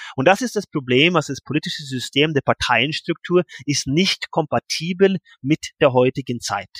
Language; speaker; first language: German; non-native, fluent; Norwegian